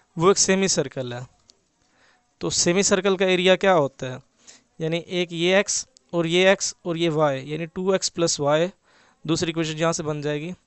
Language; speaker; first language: Urdu; native; Urdu